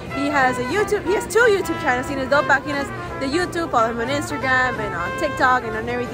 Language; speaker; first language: English; early bilingual, other home language; Spanish